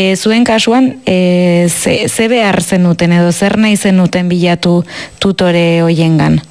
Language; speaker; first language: Basque; native; Basque